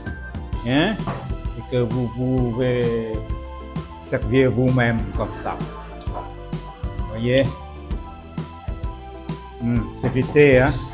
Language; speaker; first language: French; non-native, fluent; Vietnamese